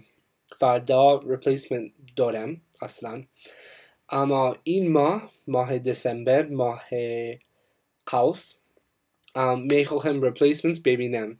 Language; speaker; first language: Persian; non-native, learner; English